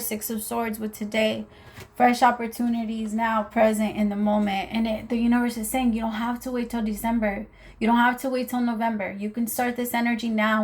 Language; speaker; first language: English; native; English